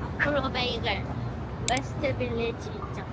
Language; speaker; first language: Korean; native; Korean